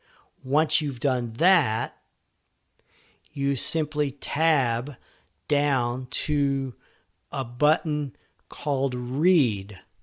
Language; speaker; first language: English; native; English